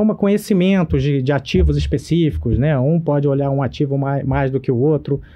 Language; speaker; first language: Portuguese; native; Portuguese